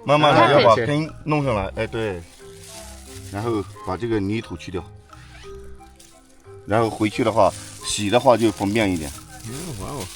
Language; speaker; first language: Chinese; native; Chinese